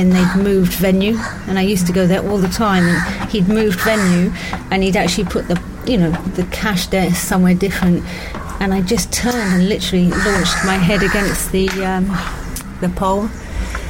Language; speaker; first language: English; native; English